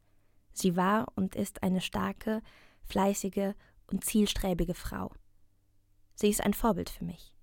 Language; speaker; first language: German; non-native, learner; Russian